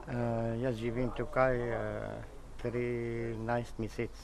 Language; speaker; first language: Slovenian; non-native, learner; Arabic